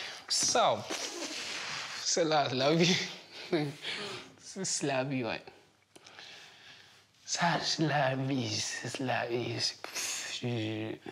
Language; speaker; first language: French; non-native, learner; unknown